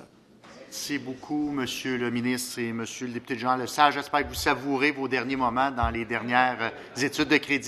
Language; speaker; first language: French; native; French